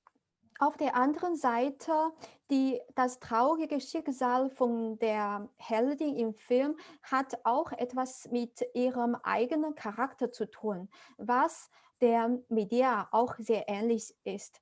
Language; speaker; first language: German; non-native, fluent; Chinese